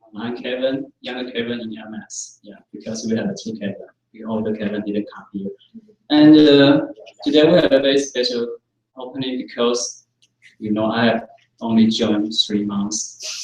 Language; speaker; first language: English; non-native, fluent; Chinese